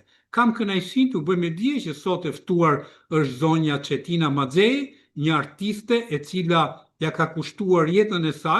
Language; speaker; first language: Albanian; native; Albanian